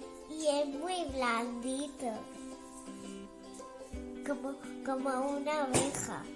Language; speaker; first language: Spanish; non-native, local second language; Catalan